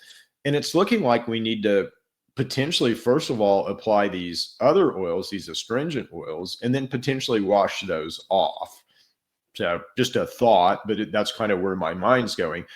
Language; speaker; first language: English; native; English